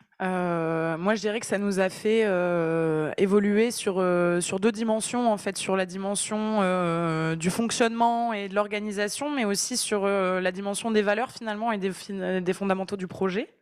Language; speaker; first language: French; native; French